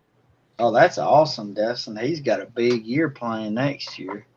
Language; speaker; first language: English; native; English